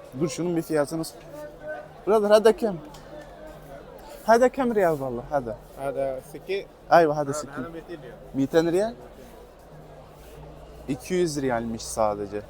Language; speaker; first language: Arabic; non-native, learner; Turkish